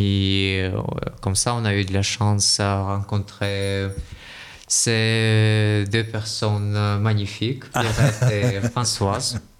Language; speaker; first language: French; non-native, fluent; Russian